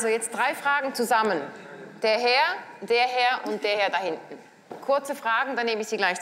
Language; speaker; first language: German; native; German